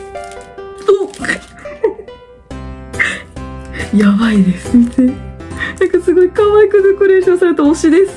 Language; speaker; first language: Japanese; native; Japanese